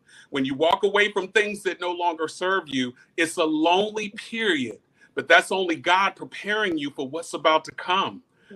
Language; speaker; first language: English; native; English